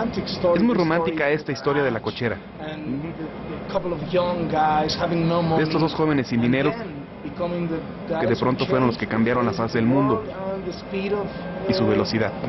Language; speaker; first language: Spanish; native; Spanish